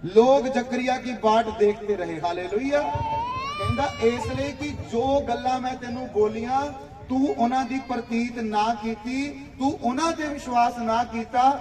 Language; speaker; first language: Hindi; non-native, local second language; Punjabi